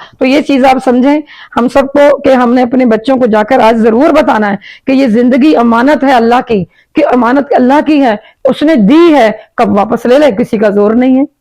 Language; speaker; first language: Urdu; native; Urdu